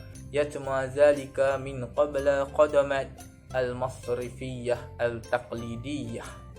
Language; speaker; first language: Arabic; non-native, learner; Malay